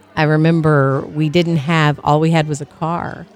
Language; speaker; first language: English; native; English